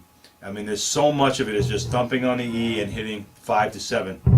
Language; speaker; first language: English; native; English